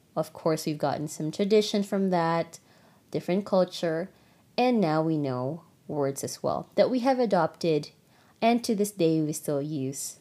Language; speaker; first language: English; non-native, local second language; Filipino